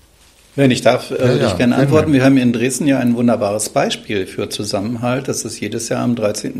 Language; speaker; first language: German; native; German